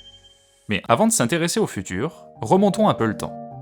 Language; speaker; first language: French; native; French